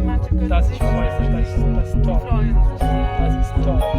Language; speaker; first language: German; non-native, learner; Somali